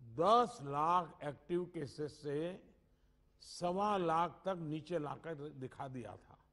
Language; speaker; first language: Hindi; non-native, local second language; Gujarati